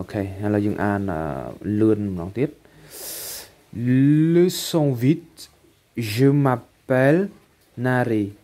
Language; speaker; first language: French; non-native, learner; Khmer